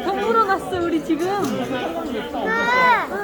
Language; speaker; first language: Korean; non-native, fluent; Kazakh